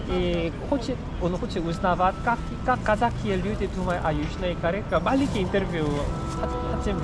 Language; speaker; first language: Russian; non-native, learner; Korean